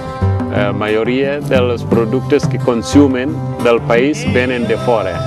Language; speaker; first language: Catalan; non-native, fluent; Mandingo